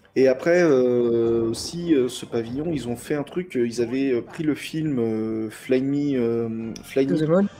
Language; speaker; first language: French; native; French